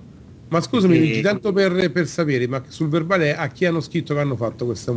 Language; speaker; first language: Italian; native; Italian